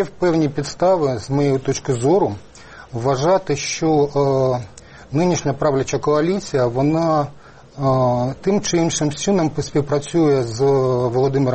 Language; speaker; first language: Ukrainian; native; Ukrainian